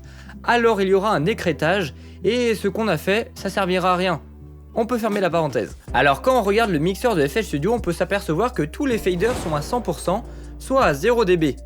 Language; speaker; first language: French; native; French